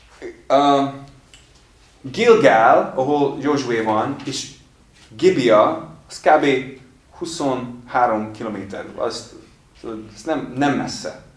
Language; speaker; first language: Hungarian; non-native, fluent; English